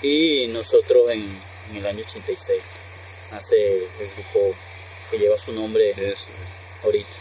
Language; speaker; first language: Spanish; native; Spanish